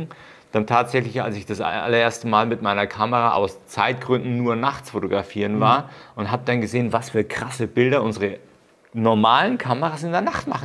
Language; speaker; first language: German; native; German